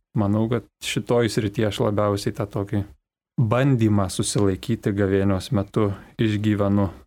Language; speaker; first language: Lithuanian; native; Lithuanian